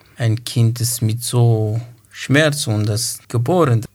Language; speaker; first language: German; non-native, learner; Kurdish